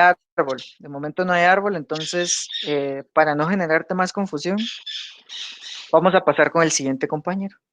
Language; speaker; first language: Spanish; native; Spanish